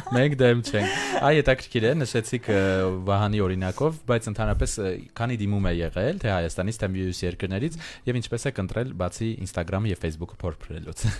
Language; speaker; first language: Armenian; native; Armenian